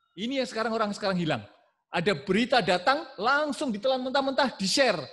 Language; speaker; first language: Indonesian; non-native, local second language; Javanese